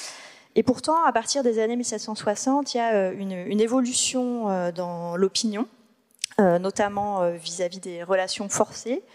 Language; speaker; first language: French; native; French